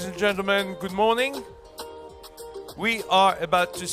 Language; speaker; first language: English; non-native, fluent; French